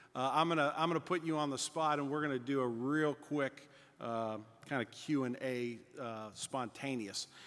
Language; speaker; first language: English; native; English